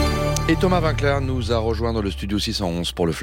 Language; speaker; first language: French; native; French